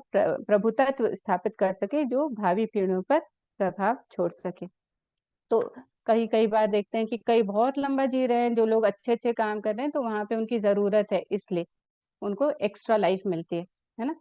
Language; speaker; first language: Hindi; native; Hindi